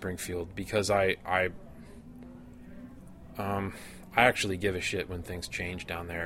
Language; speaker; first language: English; native; English